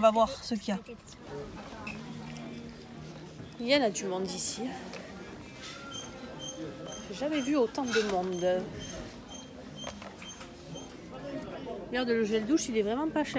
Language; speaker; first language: French; native; French